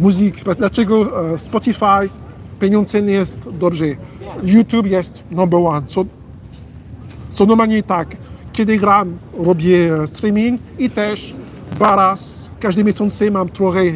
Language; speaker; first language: Polish; non-native, learner; French